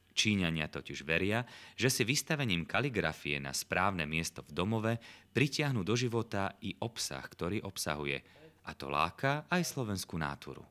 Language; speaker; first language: Slovak; native; Slovak